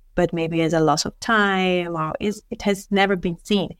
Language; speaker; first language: English; non-native, fluent; Italian